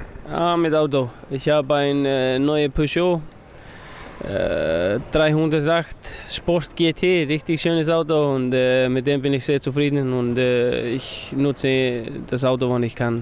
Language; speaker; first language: German; non-native, fluent; Icelandic